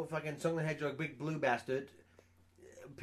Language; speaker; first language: English; native; English